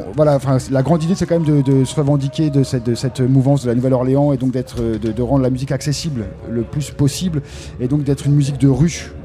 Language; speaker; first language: French; native; French